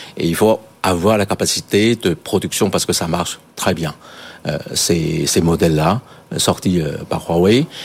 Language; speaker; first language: French; non-native, fluent; Chinese